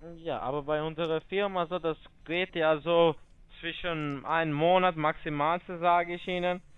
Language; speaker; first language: German; non-native, fluent; Albanian